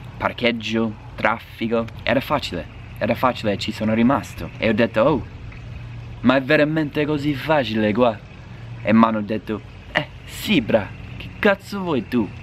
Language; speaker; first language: Italian; non-native, fluent; English